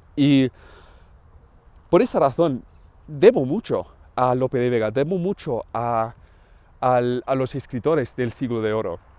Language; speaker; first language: Spanish; non-native, fluent; English